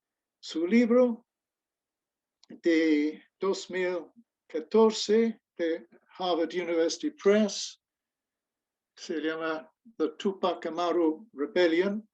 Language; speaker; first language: Spanish; non-native, fluent; English